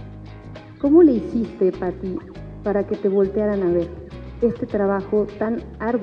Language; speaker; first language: Spanish; native; Spanish